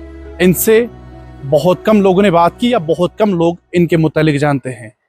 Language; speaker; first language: Hindi; native; Hindi